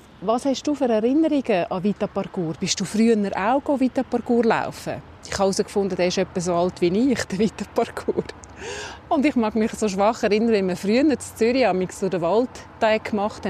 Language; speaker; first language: German; native; German